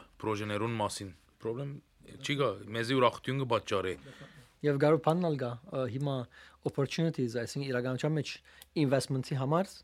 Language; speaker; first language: Armenian; early bilingual, heritage; Armenian